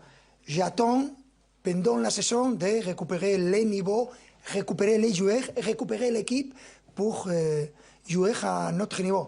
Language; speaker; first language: French; non-native, fluent; Spanish